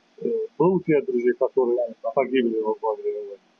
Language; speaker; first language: Russian; non-native, learner; Azerbaijani